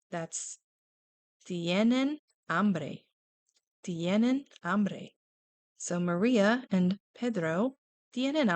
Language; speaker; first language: Spanish; non-native, fluent; English